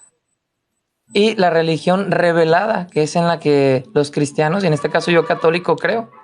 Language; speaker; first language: Spanish; native; Spanish